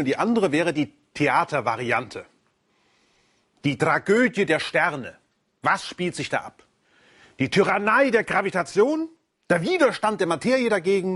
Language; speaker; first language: German; native; German